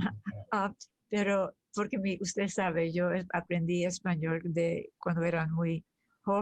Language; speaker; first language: Spanish; early bilingual, other home language; German